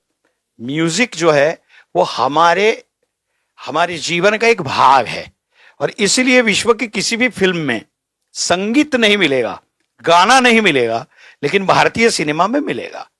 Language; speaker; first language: Hindi; native; Hindi